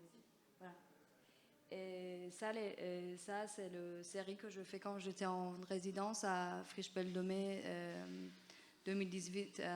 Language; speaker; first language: French; non-native, fluent; Persian